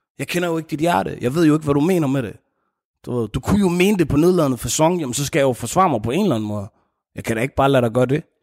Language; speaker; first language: Danish; early bilingual, other home language; Arabic